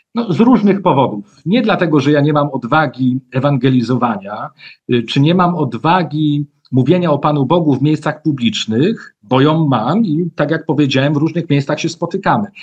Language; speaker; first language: Polish; native; Polish